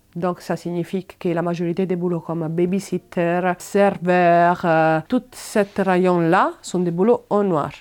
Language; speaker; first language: French; non-native, fluent; Italian